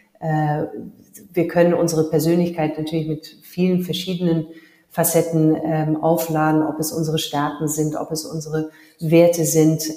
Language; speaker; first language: German; early bilingual, heritage; German